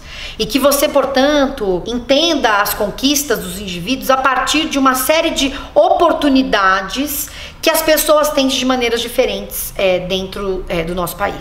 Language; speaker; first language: Portuguese; native; Portuguese